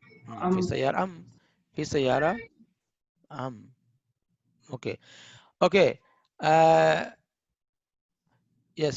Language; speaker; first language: Arabic; non-native, fluent; Hindi